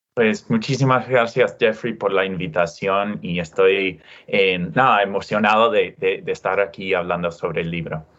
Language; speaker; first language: Spanish; non-native, fluent; English